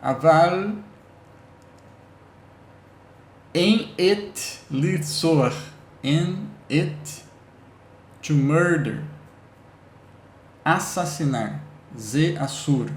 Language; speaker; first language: Hebrew; non-native, learner; Portuguese